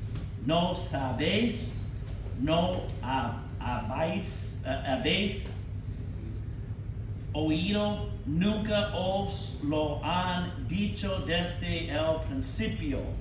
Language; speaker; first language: Spanish; non-native, fluent; English